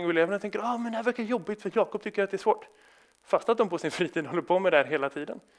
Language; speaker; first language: Swedish; native; Swedish